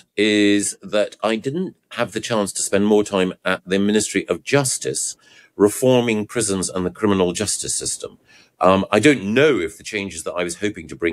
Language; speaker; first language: English; native; English